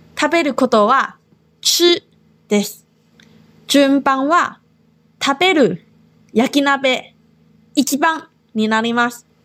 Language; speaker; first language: Japanese; non-native, fluent; Chinese